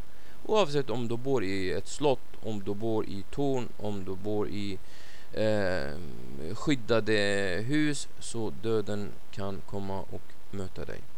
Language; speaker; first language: Swedish; non-native, fluent; Arabic